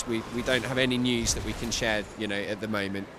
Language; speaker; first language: English; native; English